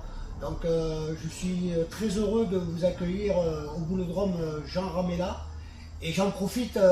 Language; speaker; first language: French; native; French